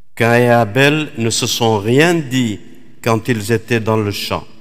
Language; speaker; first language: French; non-native, fluent; Aramaic